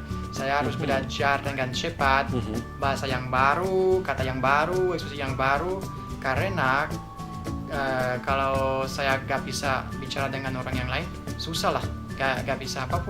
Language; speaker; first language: Indonesian; non-native, fluent; French